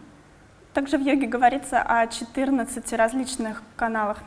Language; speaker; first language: Russian; native; Russian